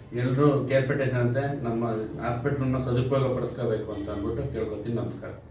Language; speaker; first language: Kannada; native; Kannada